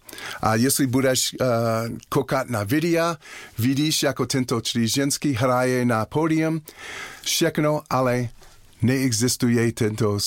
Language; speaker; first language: Czech; non-native, learner; English